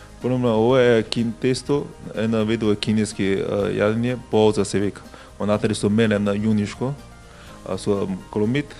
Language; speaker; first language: Macedonian; non-native, learner; Chinese